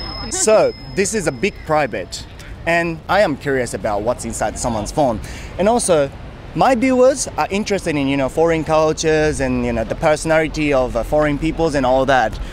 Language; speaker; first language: English; non-native, fluent; Japanese